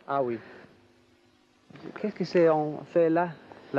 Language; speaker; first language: French; non-native, learner; Danish